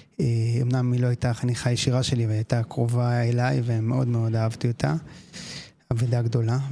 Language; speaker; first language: Hebrew; native; Hebrew